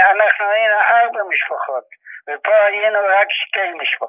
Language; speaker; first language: Hebrew; non-native, fluent; Yiddish